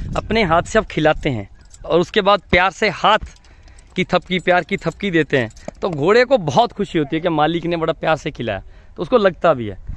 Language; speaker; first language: Hindi; non-native, local second language; Punjabi